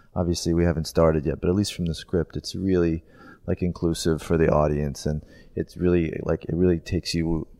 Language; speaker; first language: English; native; English